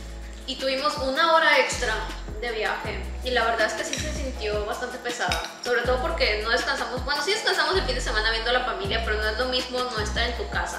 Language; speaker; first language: Spanish; native; Spanish